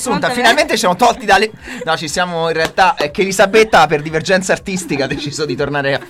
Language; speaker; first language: Italian; native; Italian